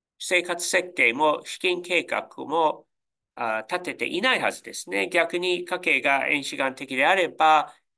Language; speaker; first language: Japanese; non-native, fluent; English